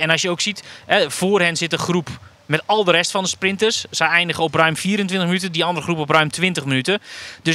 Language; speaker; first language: Dutch; native; Dutch